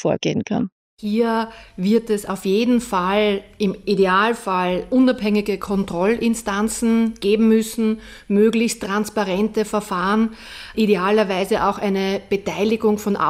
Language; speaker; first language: German; native; German